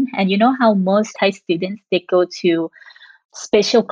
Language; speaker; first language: English; non-native, fluent; French